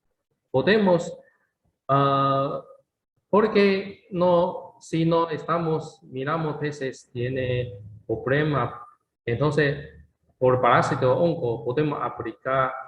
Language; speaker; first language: Spanish; non-native, learner; Chinese